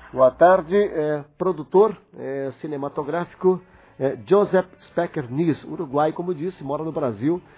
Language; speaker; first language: Portuguese; native; Portuguese